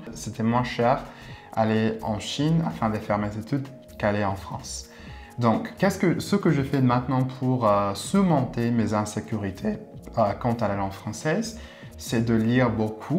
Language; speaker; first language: French; non-native, fluent; English